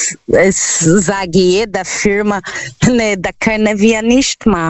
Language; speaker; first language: German; non-native, learner; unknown